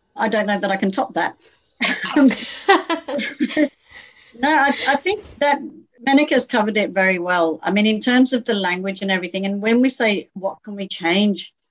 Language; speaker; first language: English; native; English